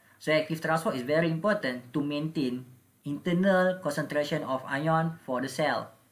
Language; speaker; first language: English; non-native, local second language; Malay